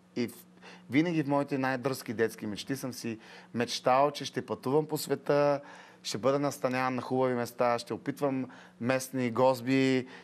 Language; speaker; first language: Bulgarian; native; Bulgarian